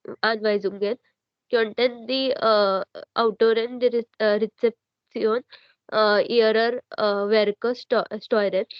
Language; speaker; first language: German; non-native, learner; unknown